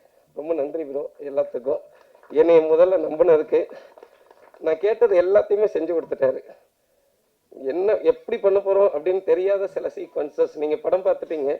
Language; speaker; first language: Tamil; native; Tamil